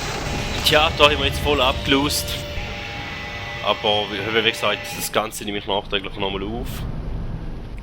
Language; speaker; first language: German; native; German